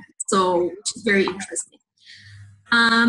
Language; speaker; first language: English; non-native, fluent; Persian